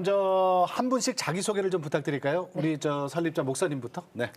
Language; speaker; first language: Korean; native; Korean